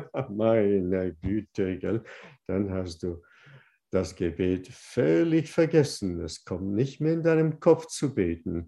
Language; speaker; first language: German; non-native, fluent; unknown